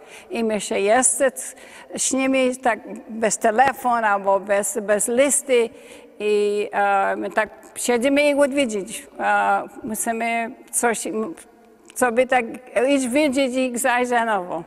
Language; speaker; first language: Polish; early bilingual, heritage; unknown